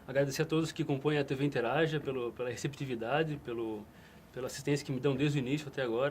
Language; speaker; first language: Portuguese; native; Portuguese